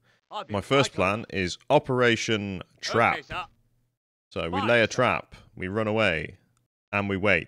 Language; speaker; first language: English; native; English